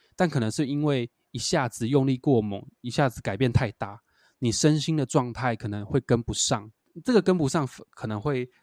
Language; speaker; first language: Chinese; native; Chinese